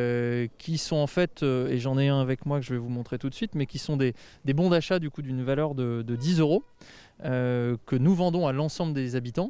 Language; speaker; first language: French; native; French